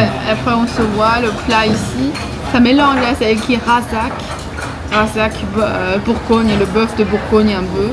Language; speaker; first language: French; non-native, learner; Chinese